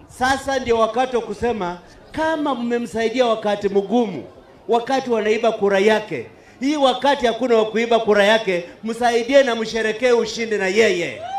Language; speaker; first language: Swahili; non-native, local second language; Luyia